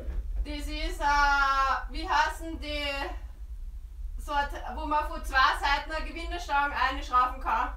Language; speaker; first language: German; native; German